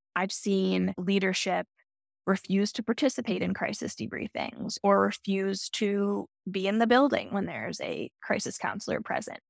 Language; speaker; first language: English; native; English